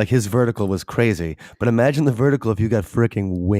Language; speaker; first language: English; native; English